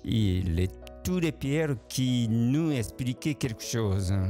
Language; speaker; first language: French; non-native, learner; Japanese